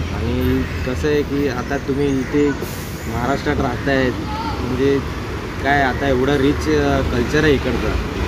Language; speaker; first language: Marathi; non-native, local second language; Gujarati